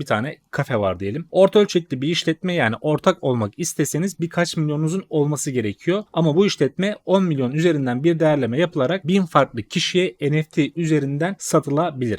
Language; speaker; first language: Turkish; native; Turkish